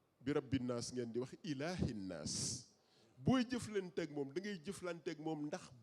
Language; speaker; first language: Wolof; native; Wolof